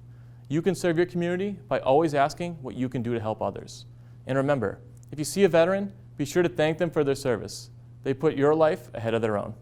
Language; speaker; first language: English; native; English